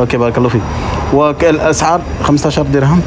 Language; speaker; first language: Arabic; non-native, learner; French